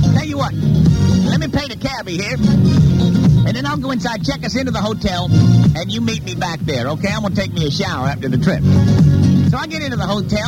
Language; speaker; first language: English; native; English